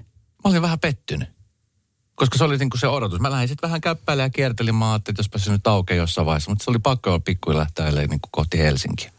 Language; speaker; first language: Finnish; early bilingual, other home language; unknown